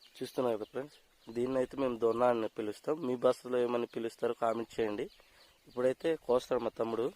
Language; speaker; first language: Telugu; non-native, local second language; Odia